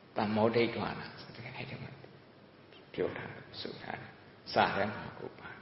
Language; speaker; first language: Burmese; native; Burmese